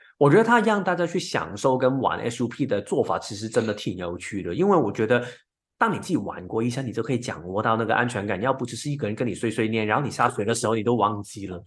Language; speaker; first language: Chinese; non-native, local second language; Cantonese